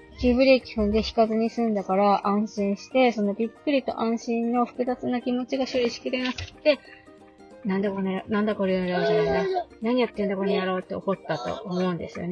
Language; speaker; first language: Japanese; native; Japanese